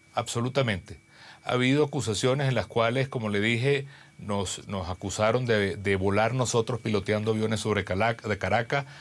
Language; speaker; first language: Spanish; native; Spanish